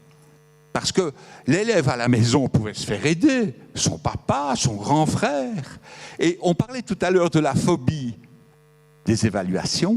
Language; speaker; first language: French; native; French